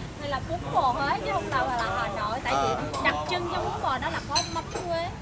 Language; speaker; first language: Vietnamese; non-native, local second language; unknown